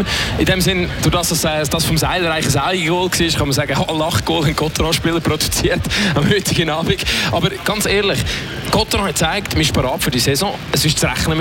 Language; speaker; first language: German; native; German